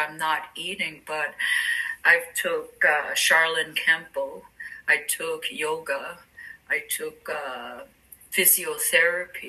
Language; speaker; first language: English; native; English